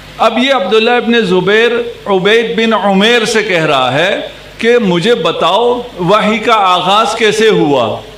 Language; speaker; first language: Urdu; non-native, local second language; Punjabi